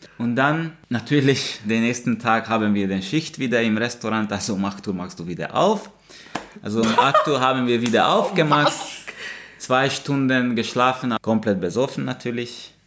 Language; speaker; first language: German; non-native, fluent; Hungarian